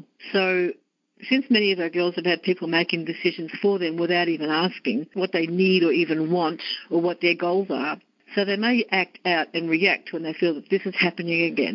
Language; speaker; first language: English; native; English